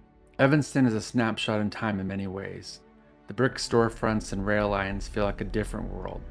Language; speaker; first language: English; native; English